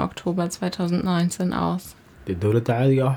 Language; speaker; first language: German; native; German